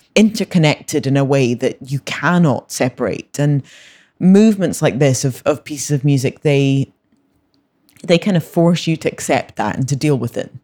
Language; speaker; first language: English; native; English